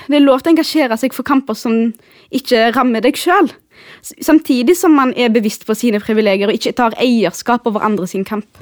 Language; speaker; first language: Norwegian; early bilingual, other home language; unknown